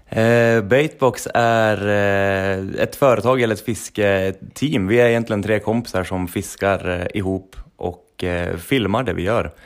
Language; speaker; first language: Swedish; native; Swedish